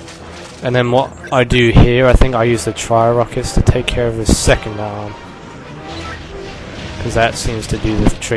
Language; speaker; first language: English; native; English